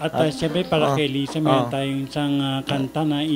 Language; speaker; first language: Filipino; native; Filipino